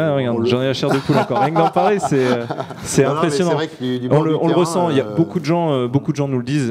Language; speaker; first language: French; native; French